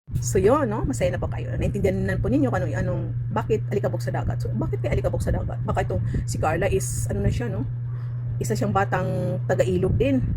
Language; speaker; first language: Filipino; non-native, local second language; Cebuano